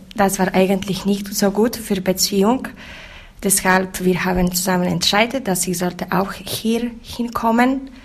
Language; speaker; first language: German; non-native, learner; Polish